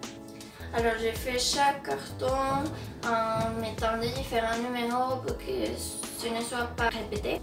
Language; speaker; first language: French; non-native, fluent; Spanish